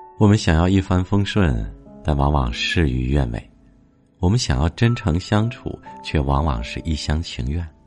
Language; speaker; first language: Chinese; native; Chinese